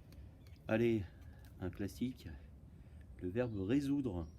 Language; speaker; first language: French; native; French